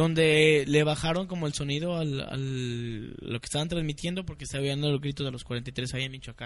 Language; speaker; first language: Spanish; native; Spanish